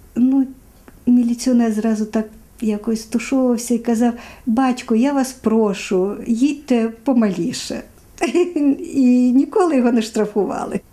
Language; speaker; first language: Ukrainian; native; Ukrainian